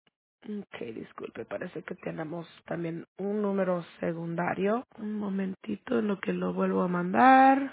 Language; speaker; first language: Spanish; early bilingual, heritage; Spanish